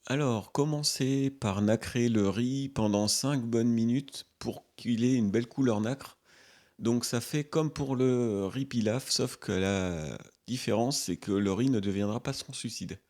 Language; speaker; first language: French; native; French